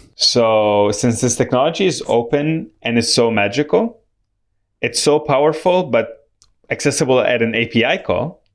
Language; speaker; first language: English; non-native, fluent; Arabic